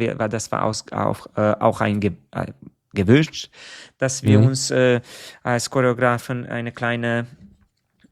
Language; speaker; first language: German; non-native, fluent; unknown